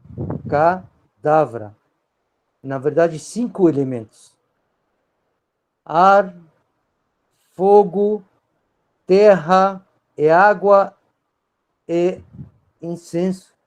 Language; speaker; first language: Portuguese; non-native, fluent; Arabic